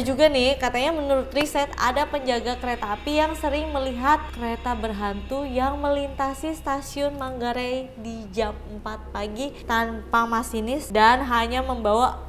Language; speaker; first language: Indonesian; native; Indonesian